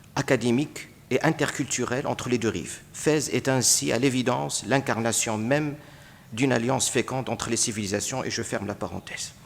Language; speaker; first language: French; non-native, local second language; Arabic